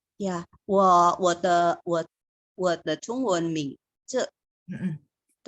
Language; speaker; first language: Chinese; non-native, learner; Indonesian